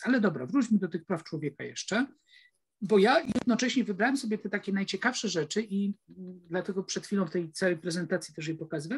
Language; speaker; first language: Polish; native; Polish